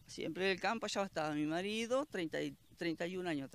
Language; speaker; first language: Spanish; native; Spanish